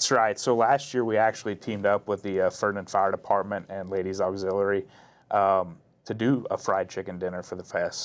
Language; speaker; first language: English; native; English